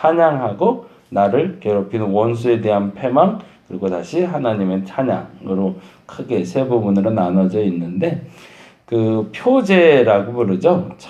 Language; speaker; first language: Korean; native; Korean